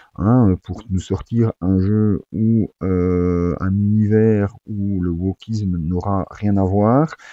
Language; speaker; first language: French; native; French